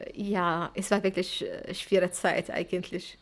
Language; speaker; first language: German; non-native, fluent; Arabic